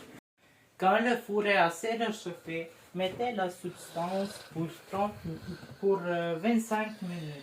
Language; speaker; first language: French; non-native, learner; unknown